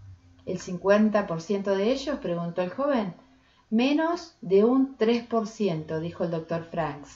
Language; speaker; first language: Spanish; native; Spanish